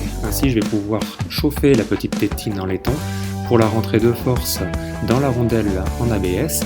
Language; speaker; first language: French; native; French